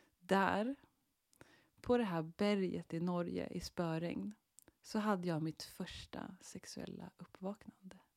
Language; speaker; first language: Swedish; native; Swedish